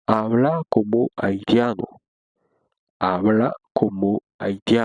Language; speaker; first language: Spanish; non-native, fluent; Haitian Creole